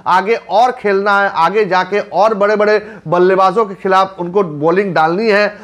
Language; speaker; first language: Hindi; non-native, local second language; Bangla